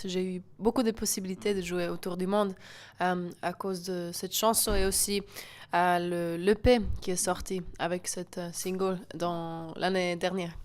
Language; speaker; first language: French; non-native, local second language; German